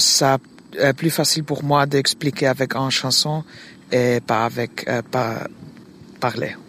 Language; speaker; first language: French; non-native, learner; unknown